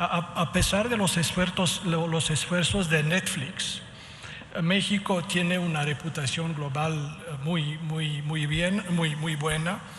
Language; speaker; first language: Spanish; non-native, fluent; Romanian